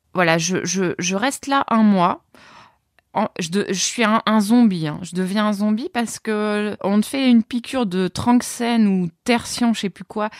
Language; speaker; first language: French; native; French